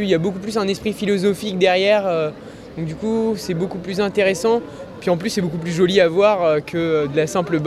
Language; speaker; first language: French; native; French